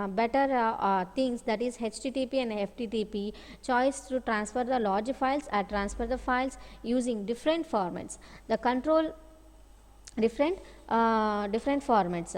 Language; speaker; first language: English; non-native, local second language; Telugu